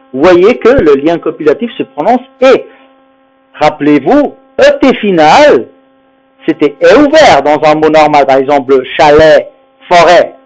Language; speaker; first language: French; non-native, fluent; Spanish